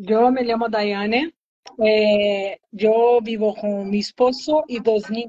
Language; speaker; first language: Spanish; non-native, learner; Portuguese